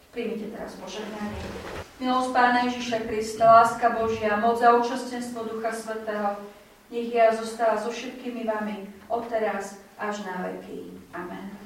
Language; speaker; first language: Slovak; native; Slovak